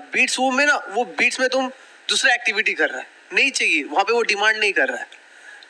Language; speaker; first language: Hindi; non-native, local second language; Bangla